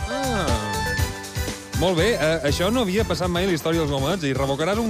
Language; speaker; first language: Catalan; native; Catalan